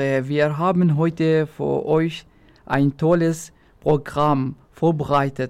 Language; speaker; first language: German; non-native, local second language; Arabic